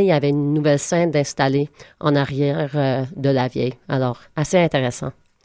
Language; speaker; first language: French; native; French